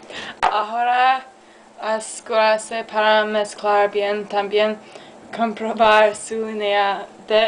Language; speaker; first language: Spanish; non-native, learner; English